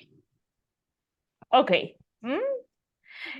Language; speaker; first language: English; non-native, learner; Spanish